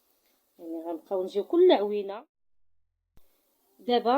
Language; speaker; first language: Arabic; native; Arabic